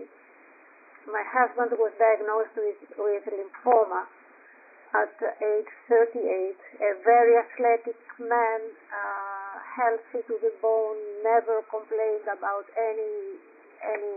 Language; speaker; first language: English; non-native, fluent; Greek